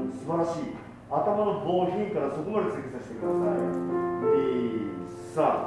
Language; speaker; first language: Japanese; native; Japanese